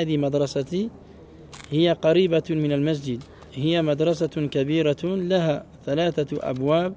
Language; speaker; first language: Arabic; non-native, fluent; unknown